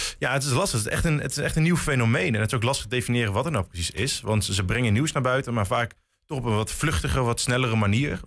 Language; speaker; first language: Dutch; native; Dutch